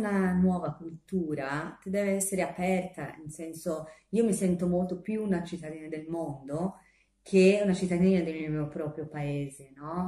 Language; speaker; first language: Italian; non-native, fluent; Portuguese